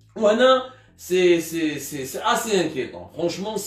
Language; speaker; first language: French; non-native, local second language; Arabic